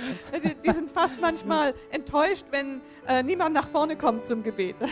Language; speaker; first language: German; native; German